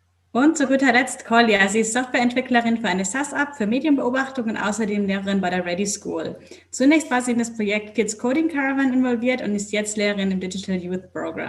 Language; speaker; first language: German; native; German